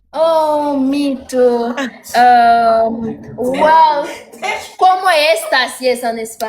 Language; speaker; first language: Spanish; non-native, learner; Haitian Creole